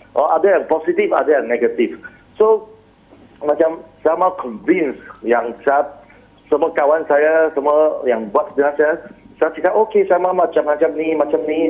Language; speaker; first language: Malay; non-native, local second language; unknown